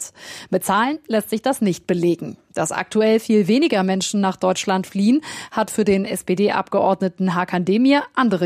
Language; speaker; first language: German; native; German